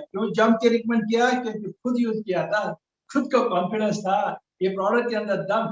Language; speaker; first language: Hindi; native; Hindi